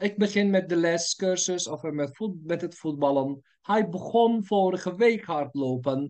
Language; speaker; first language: Dutch; non-native, learner; Turkish